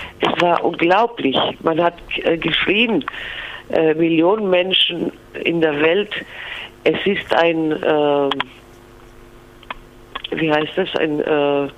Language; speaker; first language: German; non-native, fluent; Greek